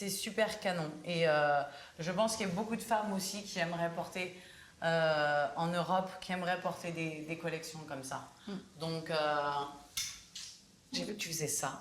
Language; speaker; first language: French; native; French